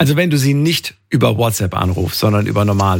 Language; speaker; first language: German; native; German